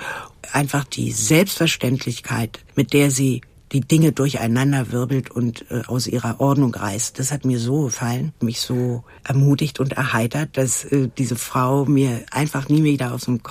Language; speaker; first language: German; native; German